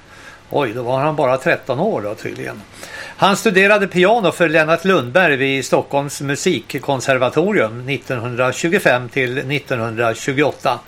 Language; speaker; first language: Swedish; native; Swedish